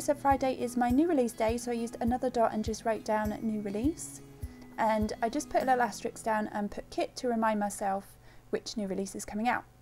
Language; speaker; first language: English; native; English